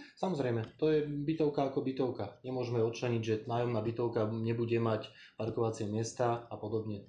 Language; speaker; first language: Slovak; native; Slovak